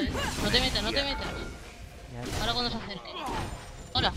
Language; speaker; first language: Spanish; native; Spanish